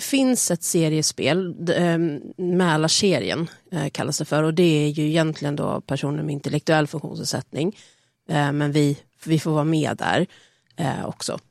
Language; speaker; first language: Swedish; native; Swedish